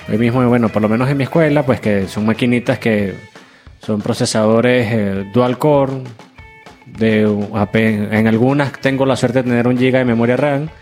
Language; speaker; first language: Spanish; native; Spanish